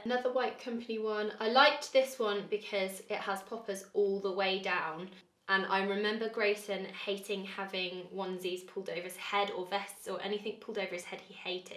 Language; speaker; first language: English; native; English